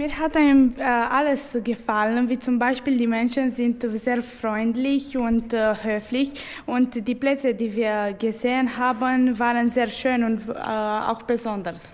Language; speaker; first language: German; non-native, learner; Romanian